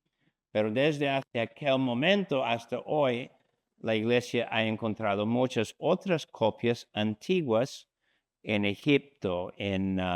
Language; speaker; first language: Spanish; non-native, fluent; English